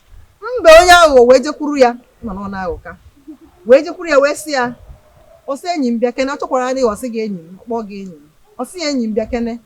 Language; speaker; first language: Igbo; native; Igbo